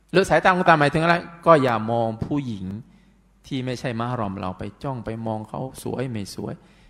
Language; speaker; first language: Thai; non-native, local second language; Pattani Malay